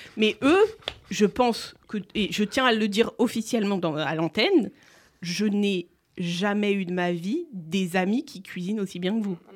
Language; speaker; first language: French; native; French